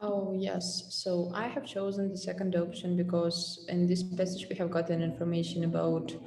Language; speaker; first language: English; non-native, fluent; Russian